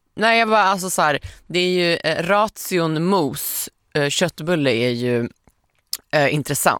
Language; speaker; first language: Swedish; native; Swedish